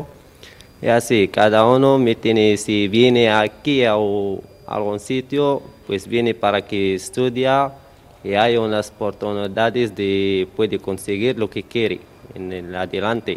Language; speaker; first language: Spanish; non-native, learner; Arabic